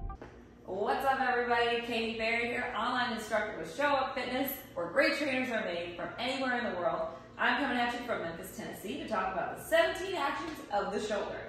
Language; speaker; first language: English; native; English